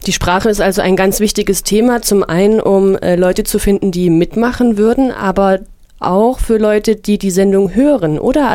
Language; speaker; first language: German; native; German